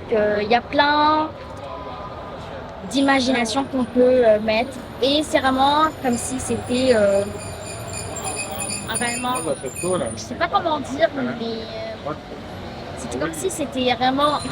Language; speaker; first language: French; non-native, local second language; Arabic